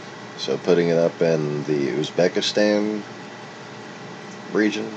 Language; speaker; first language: English; native; English